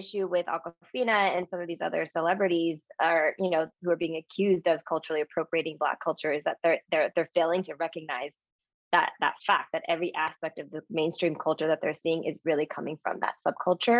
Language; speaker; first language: English; native; English